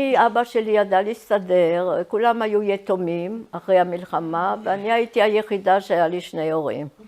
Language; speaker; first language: Hebrew; early bilingual, other home language; Polish